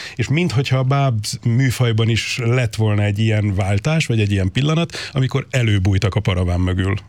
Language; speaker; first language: Hungarian; native; Hungarian